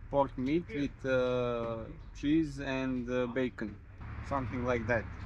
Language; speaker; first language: English; non-native, learner; Serbian